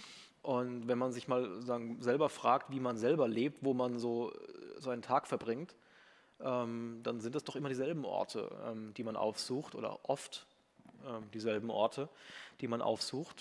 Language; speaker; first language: German; native; German